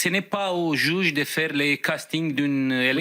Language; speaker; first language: French; non-native, fluent; Romanian